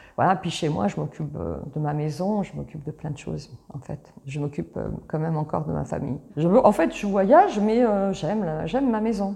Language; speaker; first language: French; early bilingual, other home language; Italian